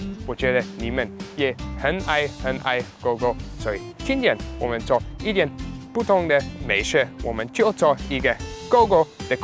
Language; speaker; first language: Chinese; non-native, learner; German